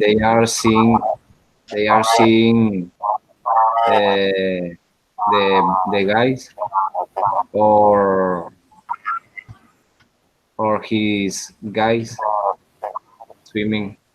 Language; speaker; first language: English; non-native, learner; Spanish